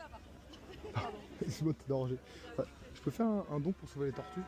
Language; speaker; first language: French; native; French